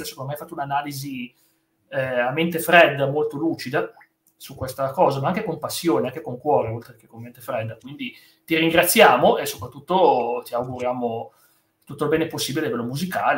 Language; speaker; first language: Italian; native; Italian